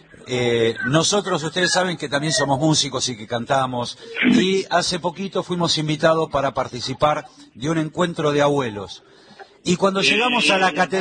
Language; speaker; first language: Spanish; native; Spanish